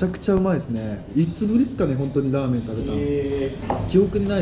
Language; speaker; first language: Japanese; native; Japanese